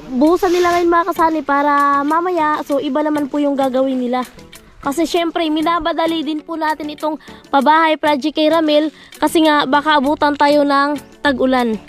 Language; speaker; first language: Filipino; non-native, local second language; Cebuano